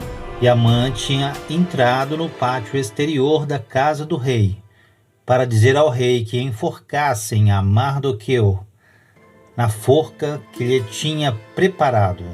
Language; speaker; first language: Portuguese; native; Portuguese